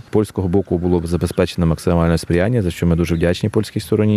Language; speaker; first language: Ukrainian; native; Ukrainian